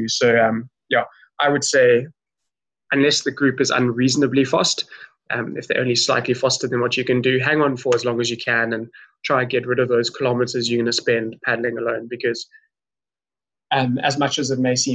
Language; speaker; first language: English; native; English